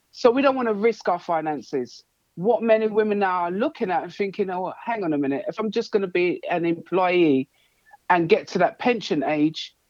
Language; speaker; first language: English; native; English